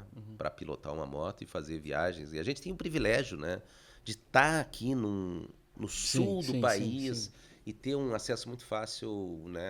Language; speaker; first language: Portuguese; native; Portuguese